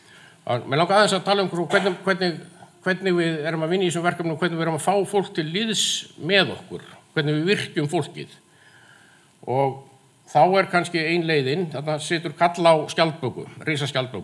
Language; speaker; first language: Icelandic; native; Icelandic